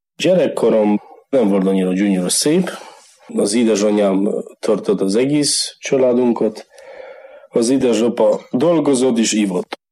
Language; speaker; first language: Hungarian; non-native, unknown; Polish